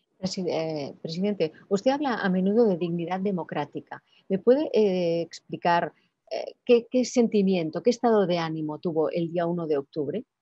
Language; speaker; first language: Spanish; non-native, local second language; Catalan